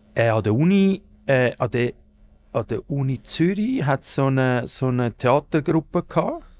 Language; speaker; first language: German; early bilingual, other home language; Spanish